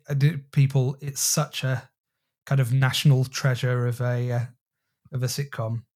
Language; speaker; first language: English; native; English